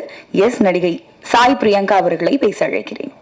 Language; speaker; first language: Tamil; native; Tamil